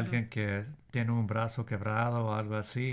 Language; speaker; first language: Spanish; early bilingual, heritage; Spanish